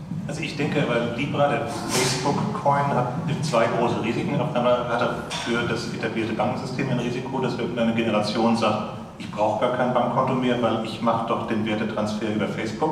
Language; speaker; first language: German; native; German